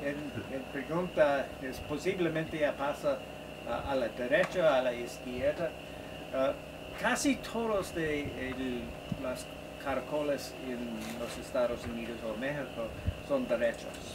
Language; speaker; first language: Spanish; non-native, learner; English